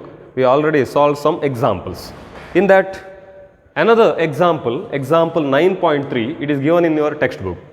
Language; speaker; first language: English; non-native, local second language; Kannada